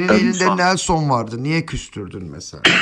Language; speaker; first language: Turkish; native; Turkish